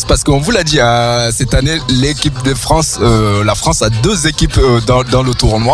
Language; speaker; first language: French; native; French